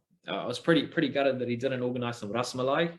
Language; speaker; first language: English; native; English